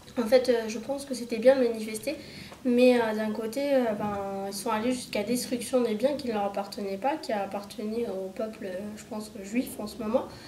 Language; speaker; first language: French; early bilingual, other home language; Romanian